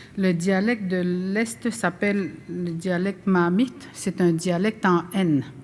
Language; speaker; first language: French; non-native, local second language; Innu-aimun